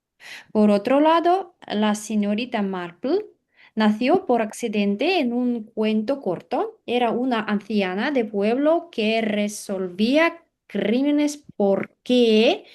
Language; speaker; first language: Spanish; non-native, learner; Russian